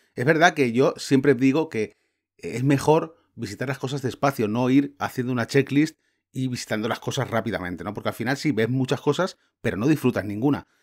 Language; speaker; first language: Spanish; native; Spanish